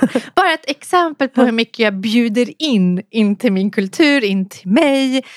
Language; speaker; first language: Swedish; native; Swedish